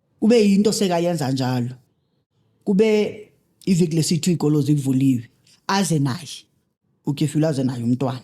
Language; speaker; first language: Zulu; native; Zulu